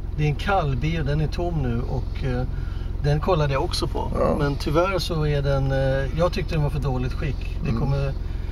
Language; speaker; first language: Swedish; native; Swedish